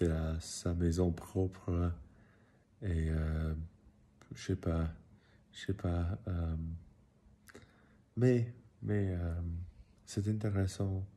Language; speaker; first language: French; non-native, learner; English